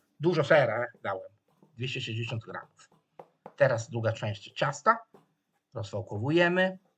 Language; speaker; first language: Polish; non-native, fluent; Italian